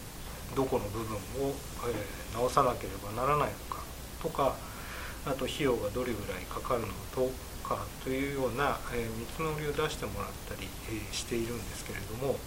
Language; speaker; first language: Japanese; native; Japanese